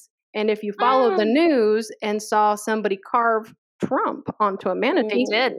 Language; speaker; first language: English; early bilingual, other home language; Spanish